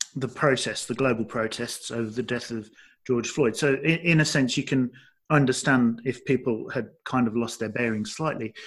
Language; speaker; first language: English; native; English